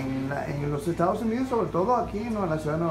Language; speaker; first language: Spanish; native; Spanish